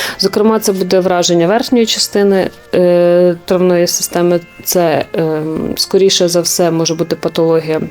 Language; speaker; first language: Ukrainian; native; Ukrainian